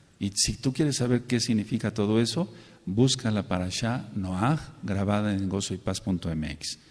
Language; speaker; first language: Spanish; native; Spanish